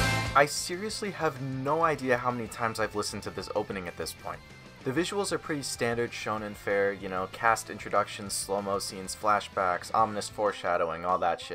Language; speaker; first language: English; native; English